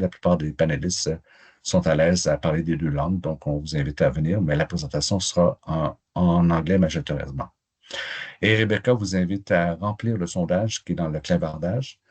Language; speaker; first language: French; native; French